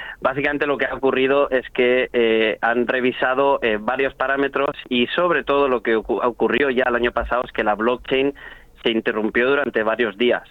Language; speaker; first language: Spanish; native; Spanish